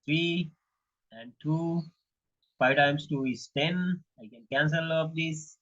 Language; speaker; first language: English; non-native, local second language; Sinhala